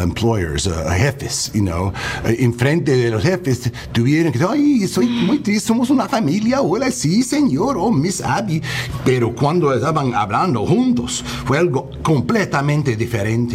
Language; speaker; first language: Spanish; non-native, learner; English